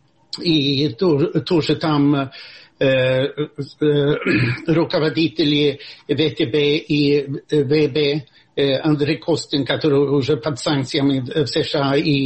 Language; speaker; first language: Russian; non-native, fluent; Swedish